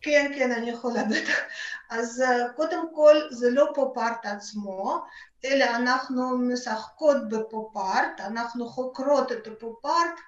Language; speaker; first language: Hebrew; non-native, fluent; Russian